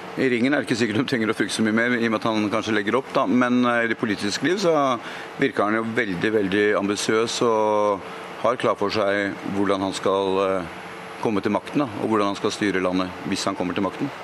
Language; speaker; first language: Norwegian; native; Norwegian